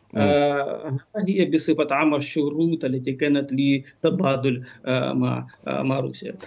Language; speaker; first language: Arabic; non-native, learner; Ukrainian